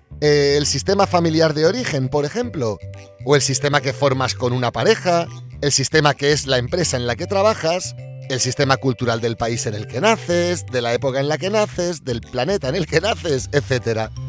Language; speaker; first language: Spanish; native; Spanish